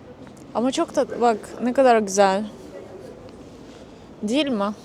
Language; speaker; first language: Turkish; non-native, learner; Russian